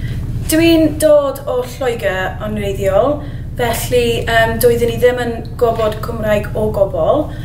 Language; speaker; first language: Welsh; non-native, learner; English